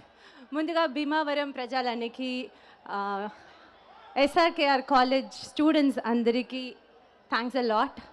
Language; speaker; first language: Telugu; non-native, learner; Tamil